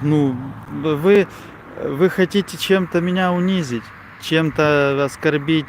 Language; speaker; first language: Russian; non-native, local second language; Ukrainian